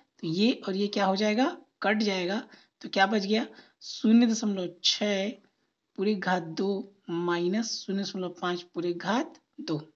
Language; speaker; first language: Hindi; native; Hindi